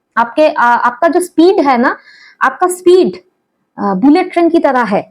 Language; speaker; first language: Hindi; non-native, local second language; Bangla